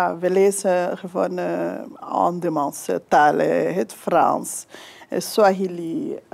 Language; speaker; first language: Dutch; non-native, fluent; Kinyarwanda